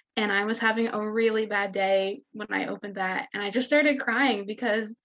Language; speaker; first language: English; native; English